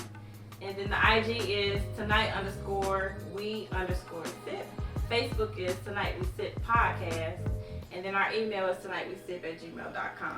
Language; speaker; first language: English; native; English